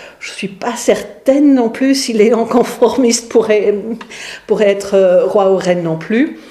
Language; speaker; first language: French; non-native, fluent; English